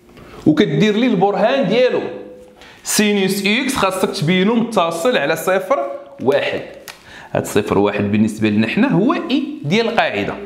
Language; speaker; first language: Arabic; native; Arabic